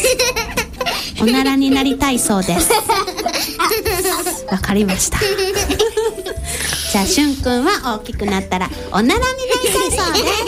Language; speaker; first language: Japanese; native; Japanese